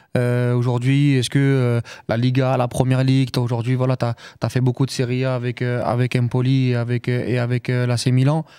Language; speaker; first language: French; native; French